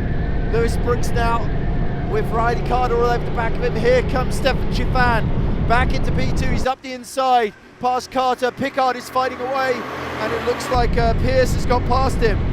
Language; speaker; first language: English; native; English